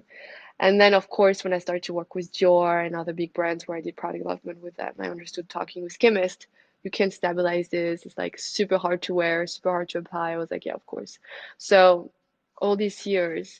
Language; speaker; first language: English; non-native, fluent; French